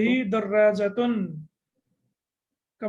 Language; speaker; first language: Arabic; non-native, fluent; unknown